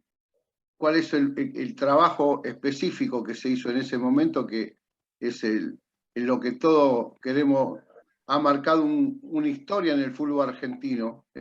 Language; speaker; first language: Spanish; native; Spanish